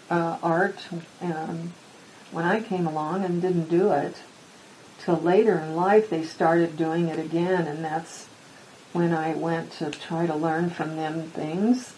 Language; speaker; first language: English; native; English